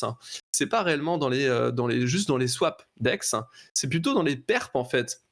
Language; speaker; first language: French; native; French